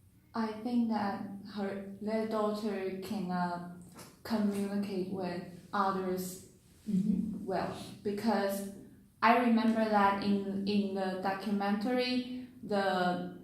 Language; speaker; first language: English; non-native, learner; Chinese